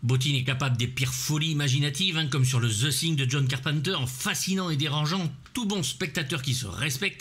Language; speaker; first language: French; native; French